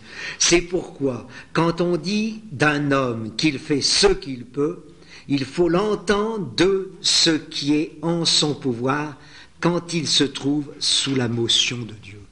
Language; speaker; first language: French; native; French